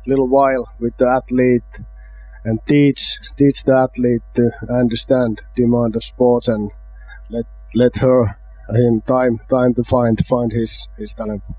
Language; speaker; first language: English; non-native, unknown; Finnish